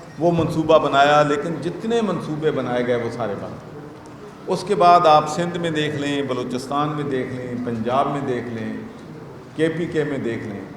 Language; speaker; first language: Urdu; non-native, local second language; Punjabi